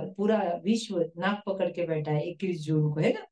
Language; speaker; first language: Hindi; non-native, local second language; Marathi